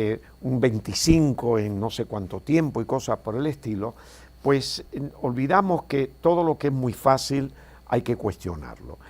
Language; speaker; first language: Spanish; native; Spanish